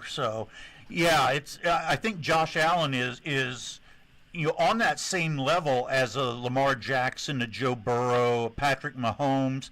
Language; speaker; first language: English; native; English